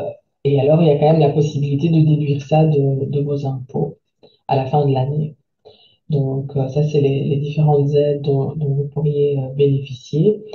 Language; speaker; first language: French; native; French